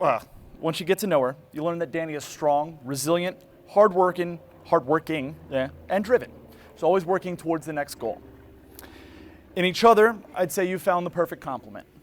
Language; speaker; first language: English; native; English